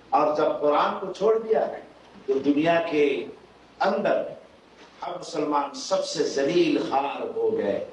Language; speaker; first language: Urdu; non-native, fluent; Bangla